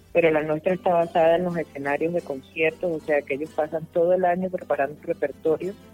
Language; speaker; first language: Spanish; native; Spanish